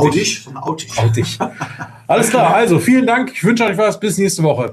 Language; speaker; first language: German; native; German